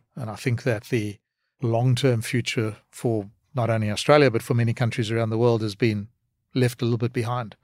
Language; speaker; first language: English; native; English